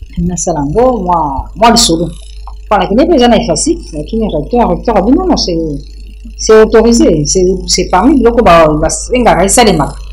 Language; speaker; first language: French; non-native, local second language; Lingala